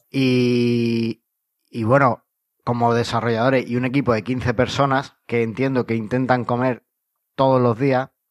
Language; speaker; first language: Spanish; native; Spanish